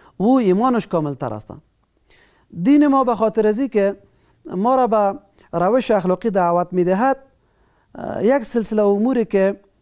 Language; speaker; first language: Persian; native; Persian